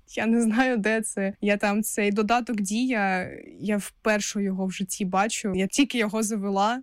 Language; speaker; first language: Ukrainian; non-native, local second language; Russian